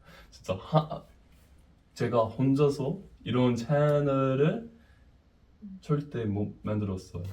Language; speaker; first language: Korean; non-native, fluent; English